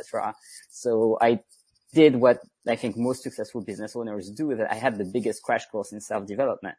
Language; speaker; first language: English; non-native, fluent; French